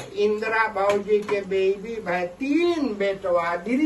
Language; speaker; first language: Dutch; non-native, local second language; Caribbean Hindustani